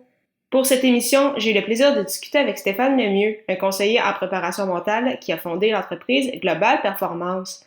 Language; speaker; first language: French; native; French